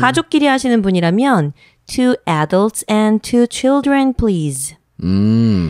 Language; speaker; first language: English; non-native, local second language; Korean